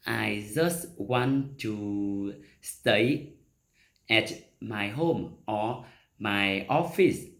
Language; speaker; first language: English; non-native, learner; Vietnamese